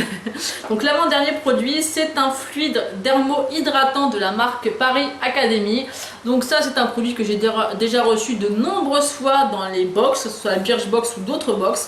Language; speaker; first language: French; native; French